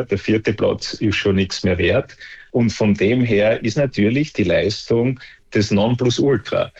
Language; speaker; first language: German; native; German